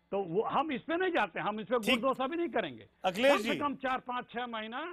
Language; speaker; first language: Hindi; native; Hindi